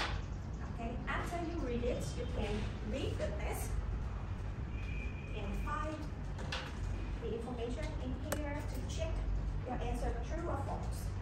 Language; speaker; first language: English; non-native, learner; Vietnamese